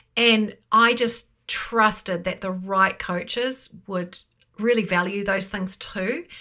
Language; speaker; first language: English; native; English